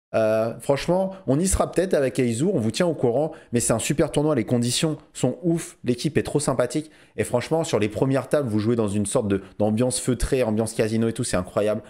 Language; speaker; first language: French; native; French